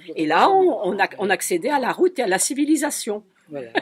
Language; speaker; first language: French; native; French